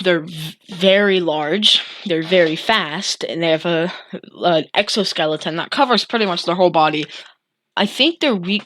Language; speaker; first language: English; native; English